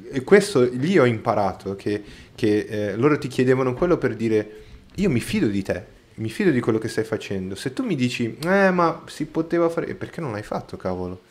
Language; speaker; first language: Italian; non-native, fluent; Portuguese